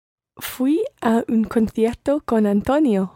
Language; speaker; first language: Spanish; non-native, learner; English